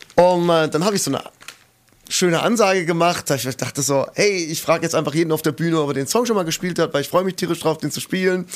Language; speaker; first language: German; native; German